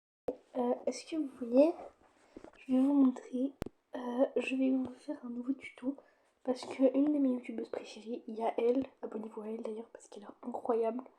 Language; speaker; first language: French; native; French